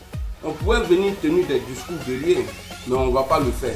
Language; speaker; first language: French; native; French